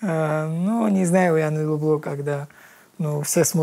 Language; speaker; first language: Russian; non-native, learner; Georgian